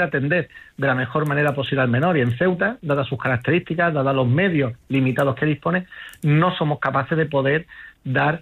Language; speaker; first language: Spanish; native; Spanish